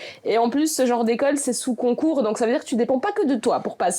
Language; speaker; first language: French; native; French